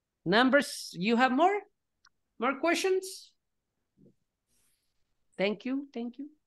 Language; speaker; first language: English; non-native, fluent; Spanish